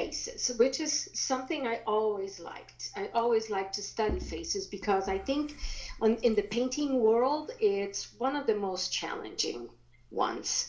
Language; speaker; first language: English; non-native, fluent; German